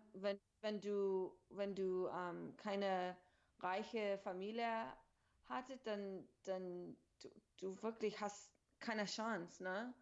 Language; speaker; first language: German; non-native, learner; English